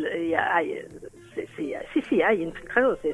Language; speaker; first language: Spanish; non-native, learner; French